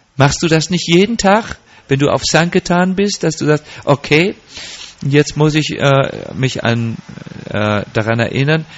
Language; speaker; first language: German; native; German